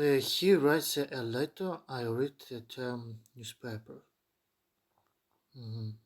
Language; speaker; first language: English; non-native, learner; Ukrainian